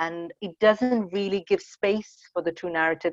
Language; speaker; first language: English; non-native, local second language; Hindi